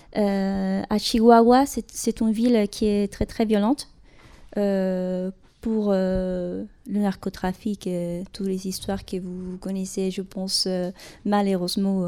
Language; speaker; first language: French; non-native, fluent; Spanish